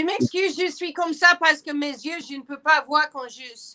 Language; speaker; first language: French; non-native, learner; English